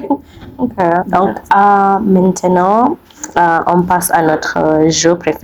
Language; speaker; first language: French; non-native, learner; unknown